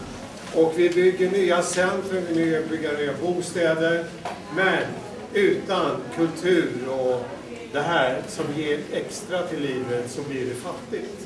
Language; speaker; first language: Swedish; native; Swedish